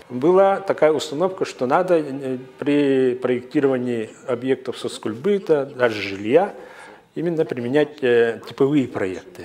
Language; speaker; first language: Russian; native; Russian